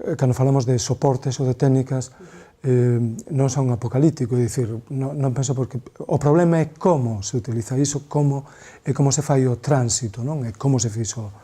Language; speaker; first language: Galician; native; Galician